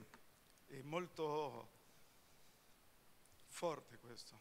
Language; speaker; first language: Italian; non-native, fluent; Spanish